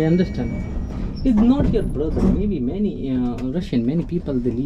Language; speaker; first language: English; non-native, learner; Hindi